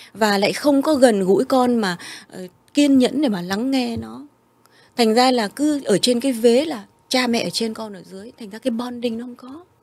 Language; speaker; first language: Vietnamese; early bilingual, heritage; Vietnamese